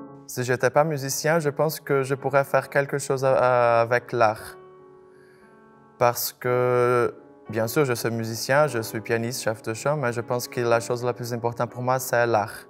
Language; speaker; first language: French; non-native, fluent; Portuguese